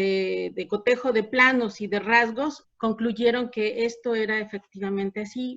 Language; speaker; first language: Spanish; native; Spanish